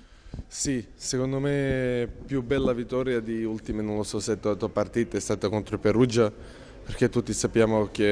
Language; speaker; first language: Italian; non-native, fluent; Serbian